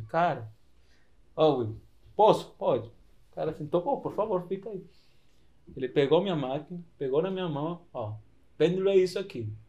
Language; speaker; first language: Portuguese; non-native, fluent; Spanish